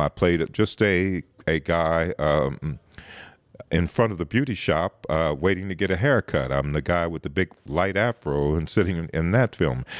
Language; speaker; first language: English; native; English